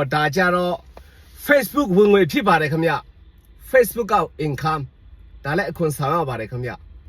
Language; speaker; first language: Burmese; non-native, local second language; Shan